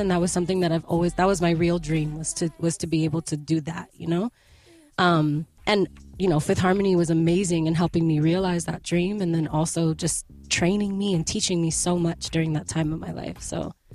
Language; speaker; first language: English; native; English